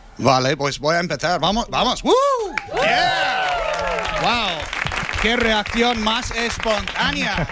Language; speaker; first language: Spanish; non-native, fluent; English